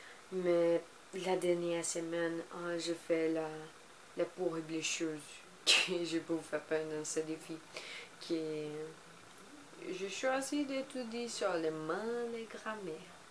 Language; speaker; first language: French; non-native, learner; Portuguese